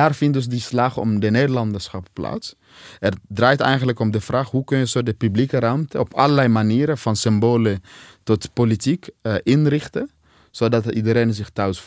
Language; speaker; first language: Dutch; non-native, fluent; Swahili